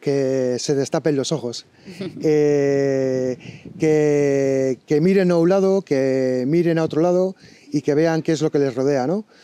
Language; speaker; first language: Spanish; native; Spanish